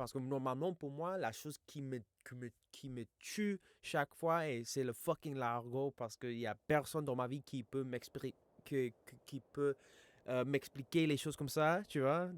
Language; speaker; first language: French; non-native, fluent; English